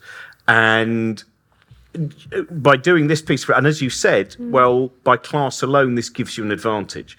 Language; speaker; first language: English; native; English